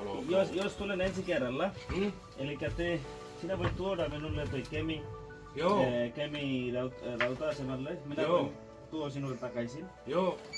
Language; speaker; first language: Finnish; non-native, learner; Bangla